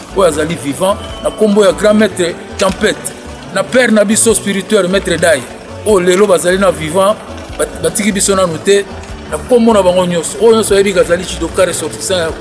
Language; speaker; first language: Lingala; native; Lingala